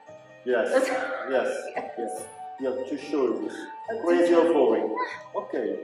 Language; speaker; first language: English; non-native, learner; Italian